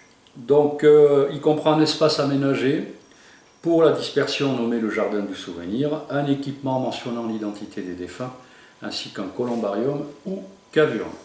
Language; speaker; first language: French; native; French